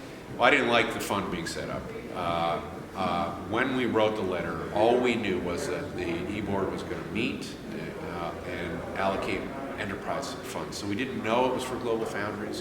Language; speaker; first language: English; native; English